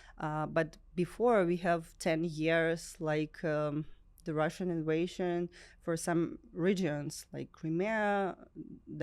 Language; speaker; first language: English; non-native, learner; Ukrainian